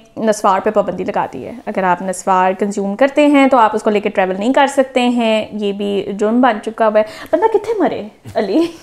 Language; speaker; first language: Urdu; native; Urdu